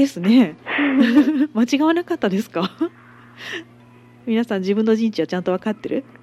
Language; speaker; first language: Japanese; native; Japanese